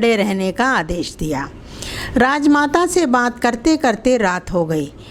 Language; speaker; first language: Hindi; non-native, local second language; Telugu